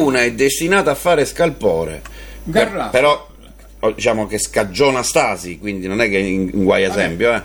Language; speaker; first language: Italian; native; Italian